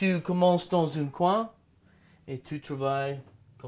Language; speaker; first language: French; non-native, learner; English